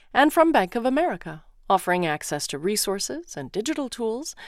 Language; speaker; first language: English; non-native, fluent; Ukrainian